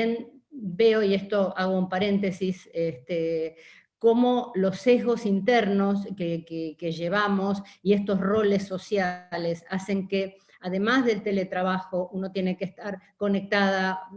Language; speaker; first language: Spanish; native; Spanish